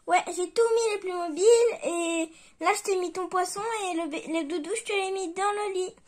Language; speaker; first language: French; native; French